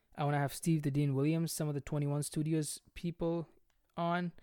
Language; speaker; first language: English; non-native, local second language; Bangla